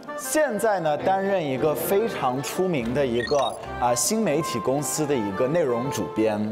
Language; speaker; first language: Chinese; non-native, fluent; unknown